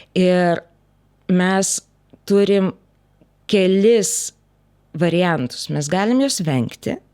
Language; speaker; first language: Lithuanian; non-native, local second language; Russian